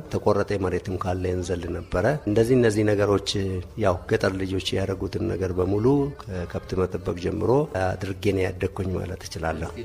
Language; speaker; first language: Amharic; non-native, local second language; Oromo